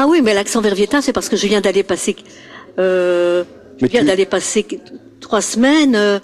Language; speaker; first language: French; native; French